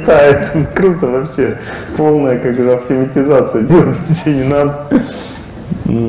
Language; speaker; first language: Russian; native; Russian